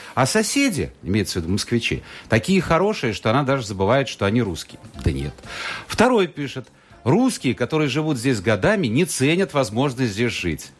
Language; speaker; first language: Russian; native; Russian